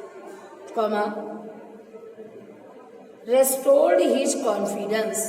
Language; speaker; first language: English; non-native, local second language; Hindi